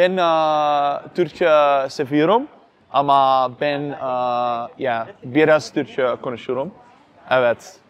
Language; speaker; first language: Turkish; non-native, learner; Dutch